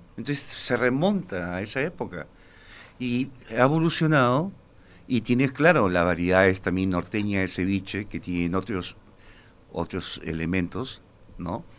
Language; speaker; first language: Spanish; native; Spanish